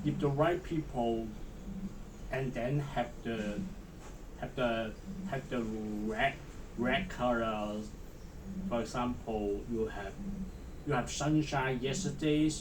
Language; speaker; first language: English; non-native, learner; Chinese